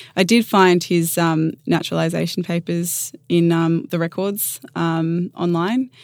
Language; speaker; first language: English; native; English